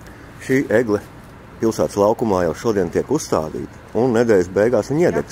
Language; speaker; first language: Latvian; native; Latvian